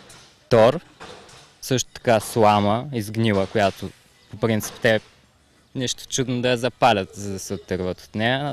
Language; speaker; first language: Bulgarian; native; Bulgarian